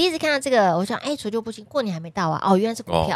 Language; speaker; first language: Chinese; native; Chinese